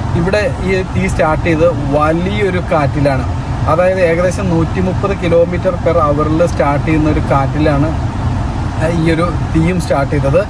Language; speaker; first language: Malayalam; native; Malayalam